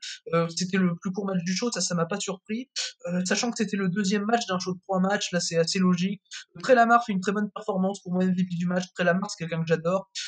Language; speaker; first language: French; native; French